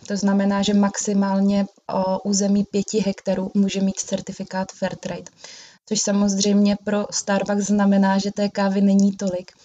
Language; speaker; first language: Czech; native; Czech